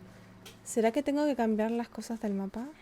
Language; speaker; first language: Spanish; native; Spanish